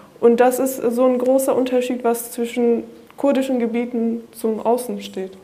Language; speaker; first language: German; non-native, fluent; Kurdish